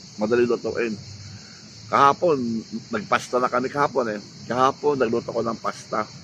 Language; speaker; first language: Filipino; native; Filipino